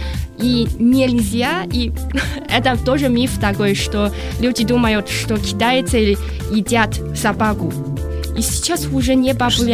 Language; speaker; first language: Russian; non-native, learner; Chinese